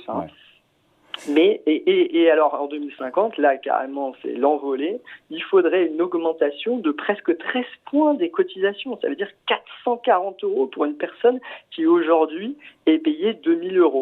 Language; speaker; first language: French; native; French